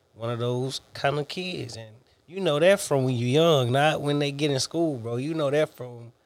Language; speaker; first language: English; native; English